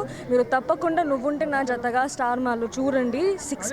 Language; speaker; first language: Telugu; non-native, learner; Bangla